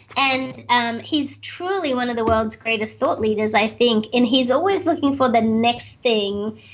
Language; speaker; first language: English; native; English